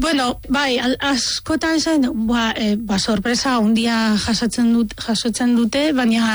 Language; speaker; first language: Basque; non-native, fluent; Arabic